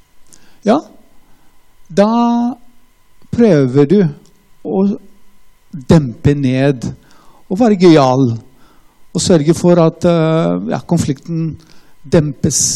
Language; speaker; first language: Norwegian; non-native, fluent; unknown